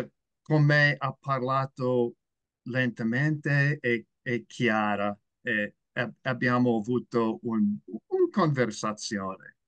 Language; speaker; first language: Italian; non-native, learner; English